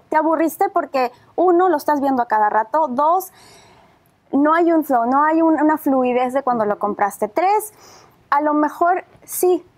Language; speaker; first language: Spanish; native; Spanish